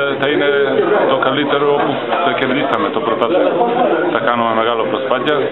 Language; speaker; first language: Greek; non-native, learner; Macedonian